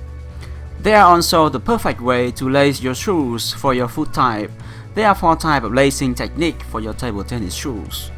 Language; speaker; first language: English; non-native, fluent; Vietnamese